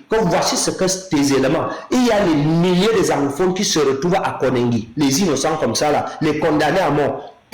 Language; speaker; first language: French; non-native, local second language; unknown